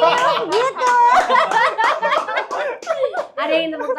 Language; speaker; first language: Indonesian; native; Indonesian